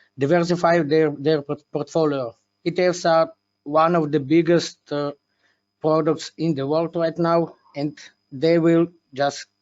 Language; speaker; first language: English; non-native, fluent; Slovenian